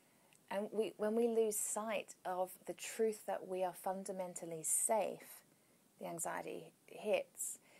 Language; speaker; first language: English; native; English